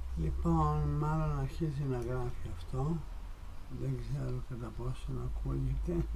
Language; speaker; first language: Greek; non-native, fluent; Persian